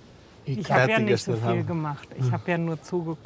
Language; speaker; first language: German; native; German